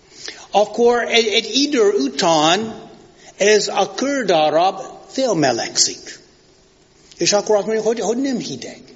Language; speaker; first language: Hungarian; non-native, fluent; English